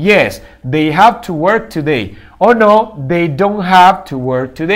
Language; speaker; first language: English; non-native, fluent; Spanish